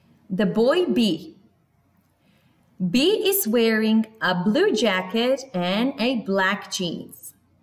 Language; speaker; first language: English; non-native, fluent; Macedonian